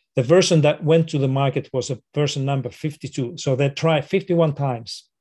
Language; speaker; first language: English; non-native, fluent; Finnish